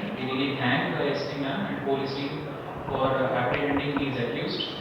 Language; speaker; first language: English; non-native, local second language; Telugu